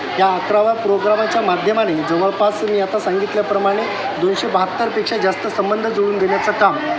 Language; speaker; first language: Marathi; non-native, local second language; Lambadi